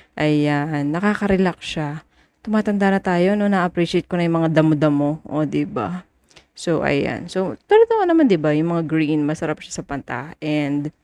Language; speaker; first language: Filipino; native; Filipino